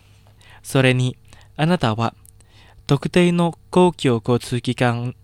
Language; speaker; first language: Japanese; non-native, fluent; Indonesian